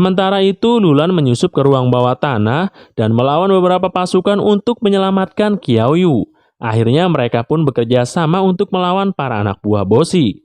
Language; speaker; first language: Indonesian; native; Indonesian